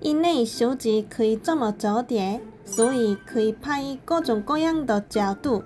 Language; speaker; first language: Chinese; non-native, fluent; Korean